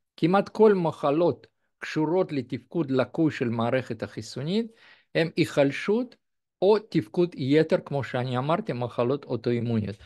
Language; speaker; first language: Hebrew; non-native, fluent; Russian